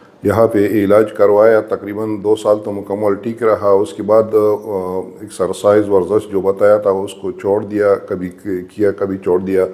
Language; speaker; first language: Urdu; non-native, local second language; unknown